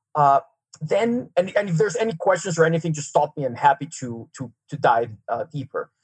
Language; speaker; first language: English; non-native, fluent; Serbian